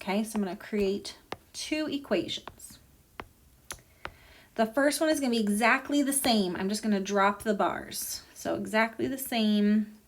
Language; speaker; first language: English; native; English